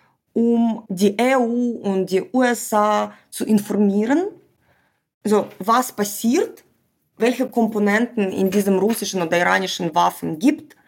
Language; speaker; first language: German; non-native, fluent; Ukrainian